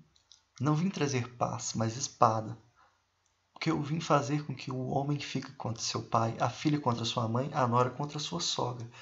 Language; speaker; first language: Portuguese; native; Portuguese